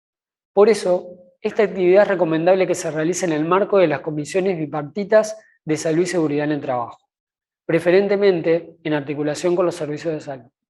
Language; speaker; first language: Spanish; native; Spanish